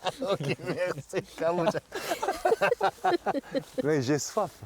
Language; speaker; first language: French; non-native, learner; Korean